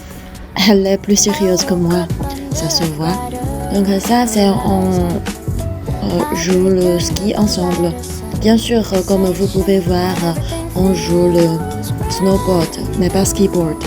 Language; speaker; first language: French; non-native, fluent; Chinese